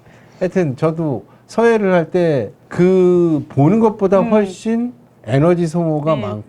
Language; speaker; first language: Korean; native; Korean